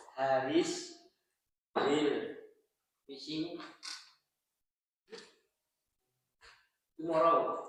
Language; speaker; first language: English; non-native, learner; Indonesian